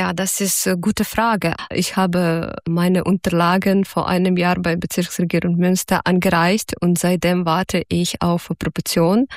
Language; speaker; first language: German; non-native, fluent; Ukrainian